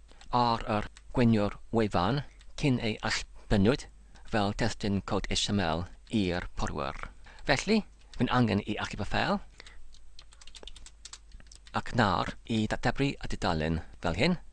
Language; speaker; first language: Welsh; non-native, learner; English